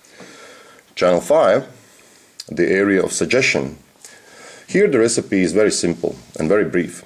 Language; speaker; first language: English; non-native, fluent; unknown